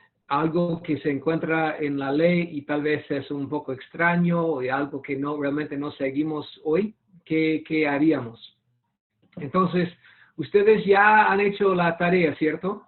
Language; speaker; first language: Spanish; non-native, fluent; English